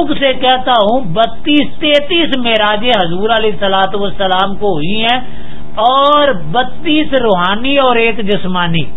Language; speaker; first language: Urdu; non-native, local second language; Dogri